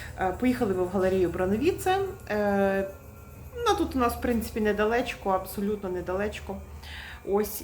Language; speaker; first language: Ukrainian; native; Ukrainian